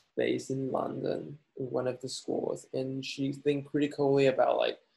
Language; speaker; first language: English; non-native, fluent; Chinese